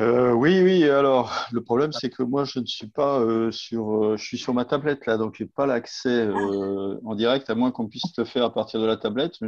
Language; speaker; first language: French; native; French